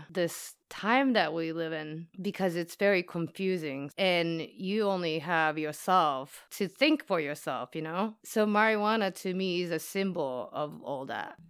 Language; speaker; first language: English; non-native, fluent; Japanese